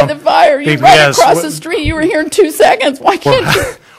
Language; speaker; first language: English; native; English